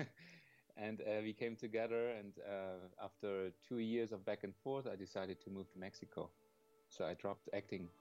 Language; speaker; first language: English; non-native, fluent; German